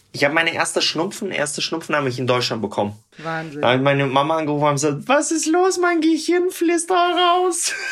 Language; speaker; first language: German; non-native, fluent; Russian